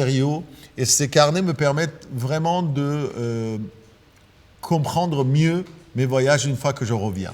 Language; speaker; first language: French; non-native, fluent; Persian